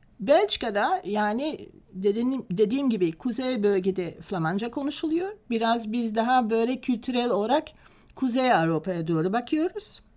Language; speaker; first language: Turkish; non-native, fluent; Dutch